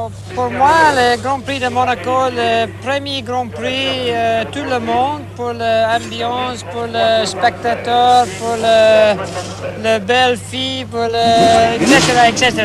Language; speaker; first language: French; non-native, learner; English